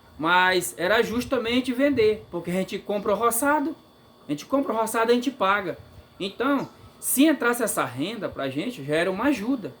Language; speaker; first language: Portuguese; native; Portuguese